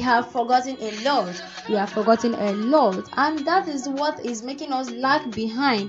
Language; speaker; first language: English; non-native, local second language; Yoruba